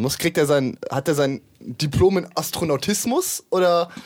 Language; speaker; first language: German; native; German